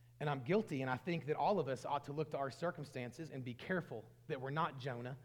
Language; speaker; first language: English; native; English